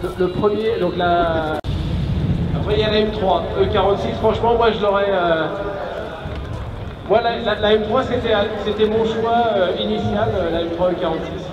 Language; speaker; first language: French; native; French